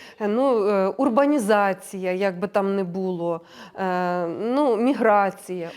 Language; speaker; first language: Ukrainian; native; Ukrainian